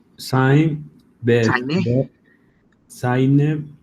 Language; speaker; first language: German; non-native, learner; Spanish